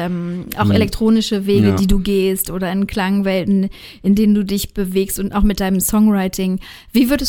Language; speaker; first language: German; native; German